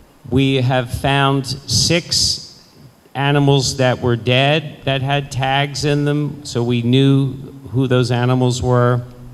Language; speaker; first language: English; native; English